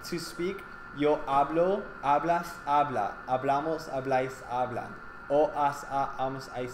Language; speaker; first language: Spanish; non-native, fluent; English